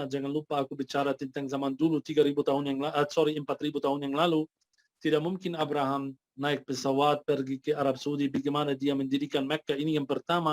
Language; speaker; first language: Indonesian; non-native, fluent; Arabic